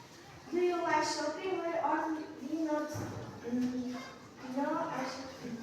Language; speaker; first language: English; non-native, learner; Uzbek